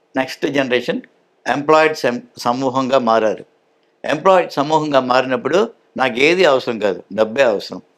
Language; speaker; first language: Telugu; early bilingual, heritage; Telugu